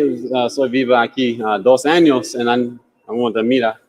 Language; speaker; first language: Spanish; non-native, learner; English